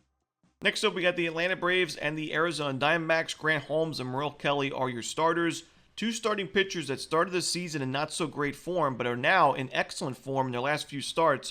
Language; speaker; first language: English; native; English